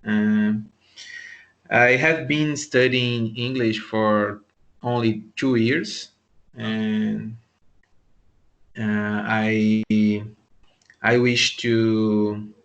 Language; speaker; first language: English; non-native, learner; Portuguese